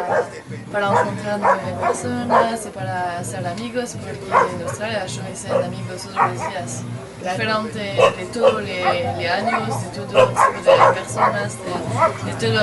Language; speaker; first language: Spanish; non-native, learner; French